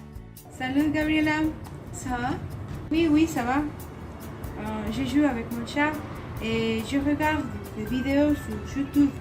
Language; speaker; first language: French; non-native, learner; Spanish